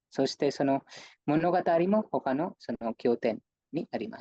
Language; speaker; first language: Japanese; non-native, fluent; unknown